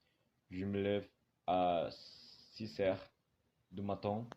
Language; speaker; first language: French; non-native, learner; Spanish